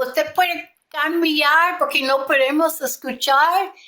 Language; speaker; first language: Spanish; non-native, learner; English